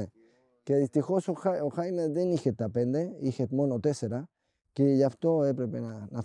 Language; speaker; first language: Greek; non-native, fluent; Spanish